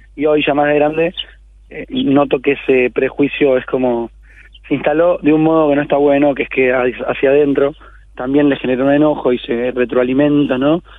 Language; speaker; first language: Spanish; native; Spanish